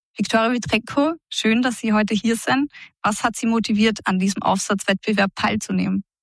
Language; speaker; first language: German; native; German